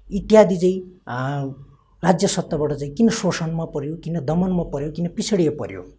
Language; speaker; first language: Nepali; non-native, local second language; Eastern Tamang